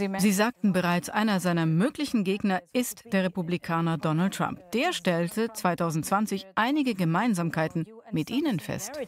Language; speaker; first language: German; native; German